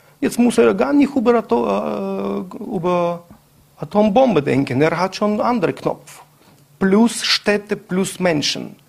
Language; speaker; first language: German; non-native, learner; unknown